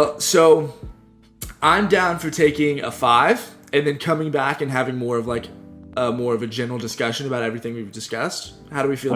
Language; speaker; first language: English; native; English